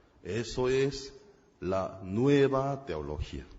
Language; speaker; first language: Spanish; non-native, fluent; Korean